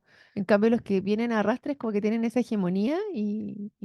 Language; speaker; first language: Spanish; native; Spanish